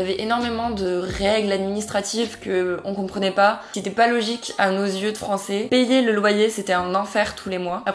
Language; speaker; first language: French; native; French